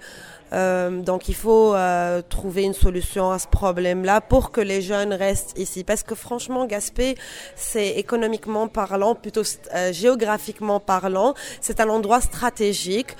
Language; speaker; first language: French; non-native, local second language; Arabic